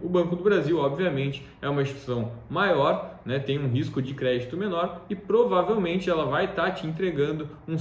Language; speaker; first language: Portuguese; native; Portuguese